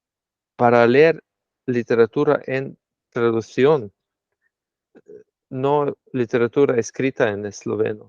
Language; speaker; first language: Spanish; non-native, fluent; Slovenian